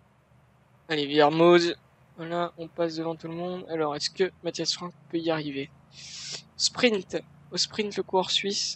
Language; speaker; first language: French; native; French